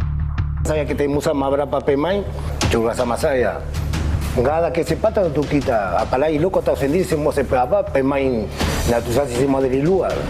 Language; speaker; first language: Indonesian; non-native, fluent; Spanish